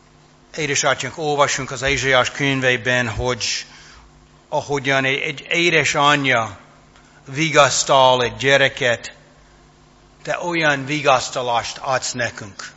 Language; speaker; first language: Hungarian; non-native, fluent; English